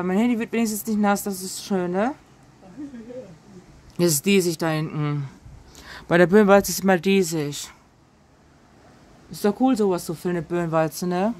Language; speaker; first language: German; native; German